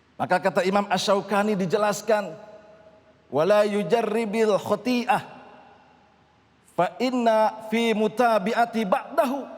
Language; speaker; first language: Indonesian; native; Indonesian